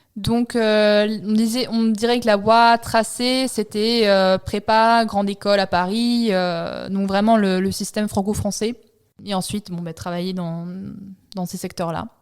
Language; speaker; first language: French; early bilingual, other home language; Italian